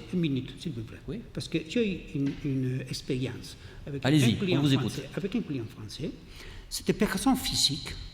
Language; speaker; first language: French; non-native, learner; Catalan